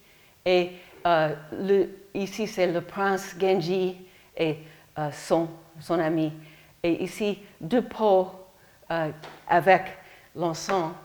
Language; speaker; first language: French; non-native, learner; English